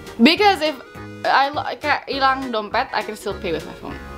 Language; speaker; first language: English; early bilingual, heritage; English